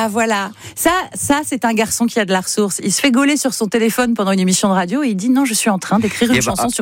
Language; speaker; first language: French; native; French